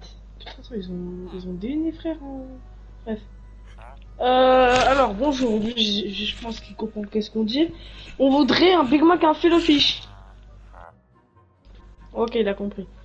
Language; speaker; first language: French; native; French